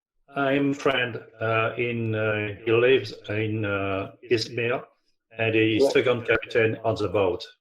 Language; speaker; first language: English; non-native, learner; French